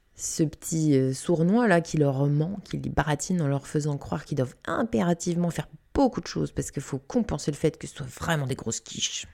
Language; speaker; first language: French; native; French